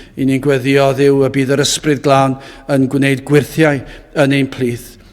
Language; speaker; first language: Welsh; native; Welsh